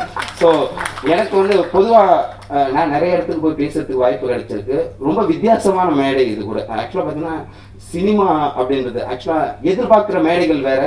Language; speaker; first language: Tamil; native; Tamil